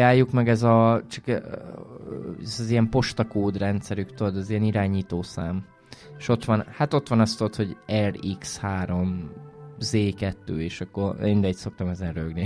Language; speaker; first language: Hungarian; native; Hungarian